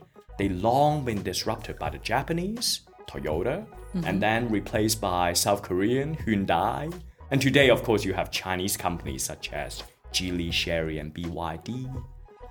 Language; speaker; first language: English; non-native, local second language; Cantonese